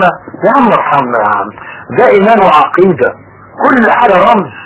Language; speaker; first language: Arabic; native; Arabic